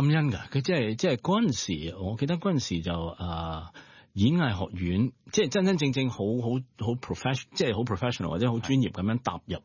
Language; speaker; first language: Cantonese; early bilingual, heritage; Cantonese